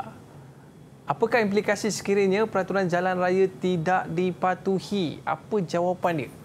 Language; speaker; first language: Malay; native; Malay